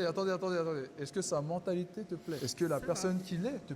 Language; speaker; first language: French; native; French